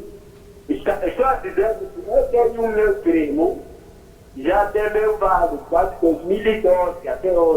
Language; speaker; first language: Portuguese; non-native, local second language; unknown